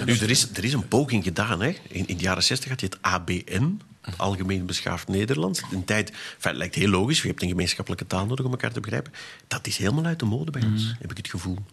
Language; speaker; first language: Dutch; native; Dutch